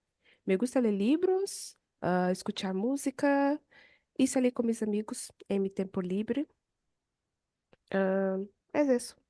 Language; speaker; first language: Spanish; non-native, learner; Portuguese